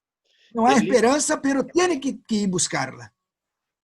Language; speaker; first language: Spanish; non-native, fluent; Portuguese